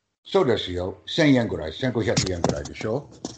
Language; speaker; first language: Japanese; non-native, learner; English